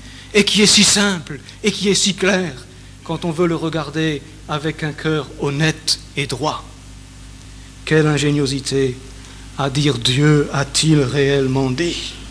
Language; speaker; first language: French; native; French